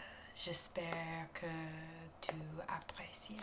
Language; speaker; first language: French; non-native, learner; English